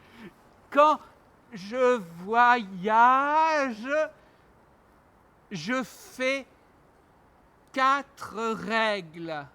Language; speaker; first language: French; non-native, learner; Armenian